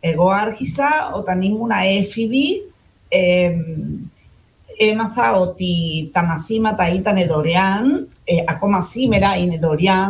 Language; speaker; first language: Greek; non-native, fluent; Spanish